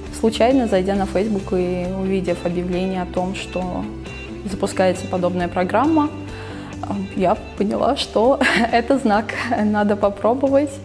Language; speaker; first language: Russian; early bilingual, other home language; Armenian